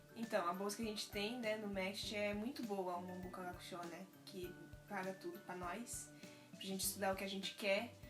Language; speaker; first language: Portuguese; native; Portuguese